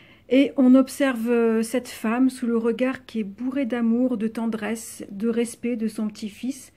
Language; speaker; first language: French; native; French